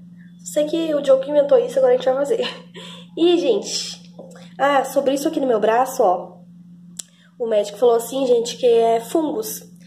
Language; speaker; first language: Portuguese; native; Portuguese